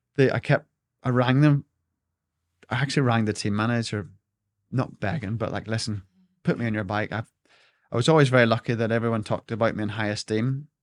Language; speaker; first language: English; native; English